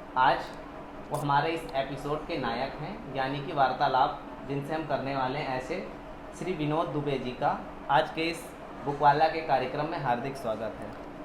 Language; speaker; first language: Hindi; native; Hindi